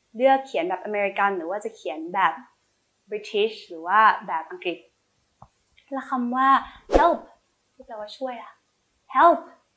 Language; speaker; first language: Thai; native; Thai